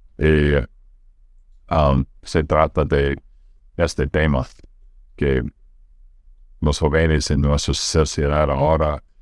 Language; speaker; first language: Spanish; non-native, fluent; English